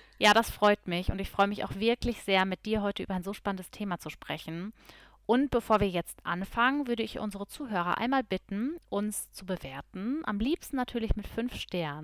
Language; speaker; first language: German; native; German